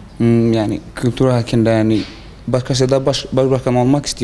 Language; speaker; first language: Turkish; non-native, learner; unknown